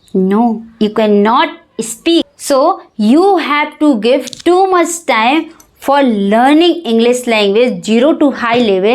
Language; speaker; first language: English; non-native, learner; Hindi